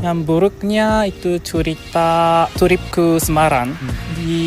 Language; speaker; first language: Indonesian; non-native, learner; Japanese